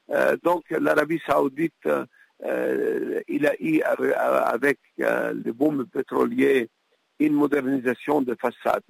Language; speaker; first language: French; non-native, local second language; Arabic